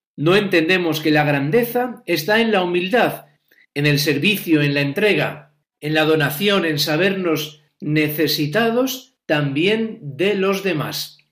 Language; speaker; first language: Spanish; native; Spanish